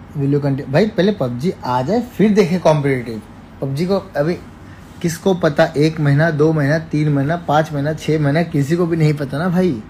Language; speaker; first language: Hindi; native; Hindi